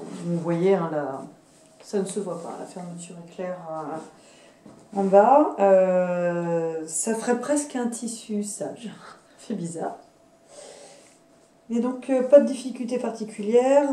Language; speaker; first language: French; native; French